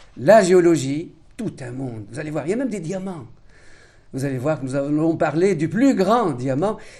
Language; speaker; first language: French; non-native, local second language; Arabic